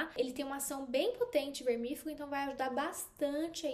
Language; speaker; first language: Portuguese; native; Portuguese